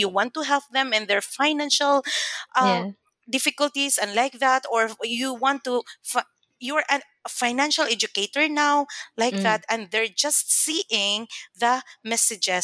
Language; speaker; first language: English; non-native, local second language; Cebuano